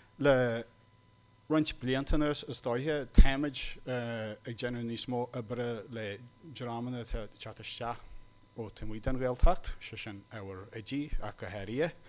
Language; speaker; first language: Irish; native; Irish